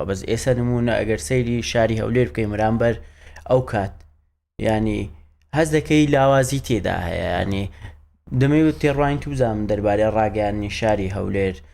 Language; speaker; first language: Central Kurdish; native; Central Kurdish